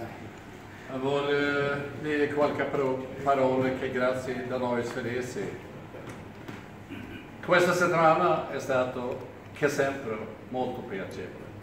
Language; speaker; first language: Italian; non-native, learner; Swedish